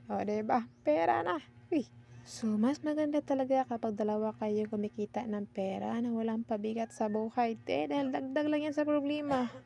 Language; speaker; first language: Filipino; non-native, local second language; Cebuano